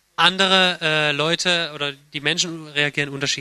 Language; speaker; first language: German; native; German